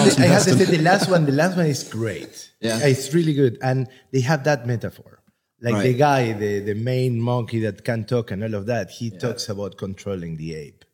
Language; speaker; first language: English; non-native, fluent; Spanish